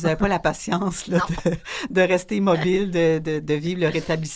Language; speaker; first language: French; native; French